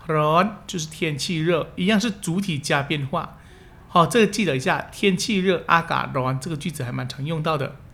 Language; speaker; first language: Chinese; early bilingual, heritage; Chinese